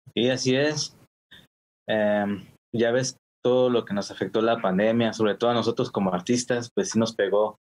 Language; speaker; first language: Spanish; native; Spanish